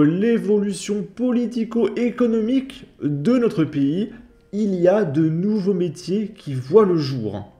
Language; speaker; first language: French; native; French